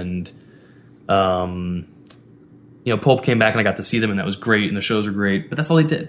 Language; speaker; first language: English; native; English